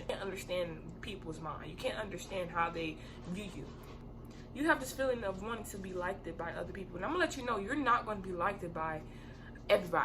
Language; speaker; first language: English; native; English